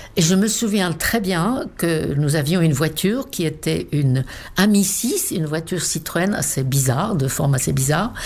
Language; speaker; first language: French; non-native, fluent; Czech